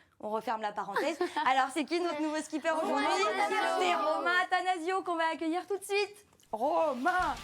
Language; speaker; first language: French; native; French